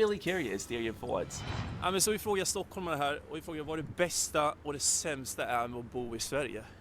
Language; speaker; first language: Swedish; native; Swedish